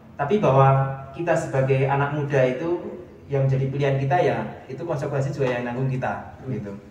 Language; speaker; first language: Indonesian; native; Indonesian